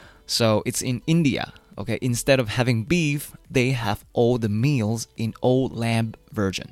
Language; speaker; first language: English; non-native, fluent; Chinese